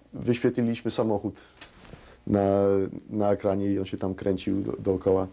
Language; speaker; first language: Polish; early bilingual, heritage; Polish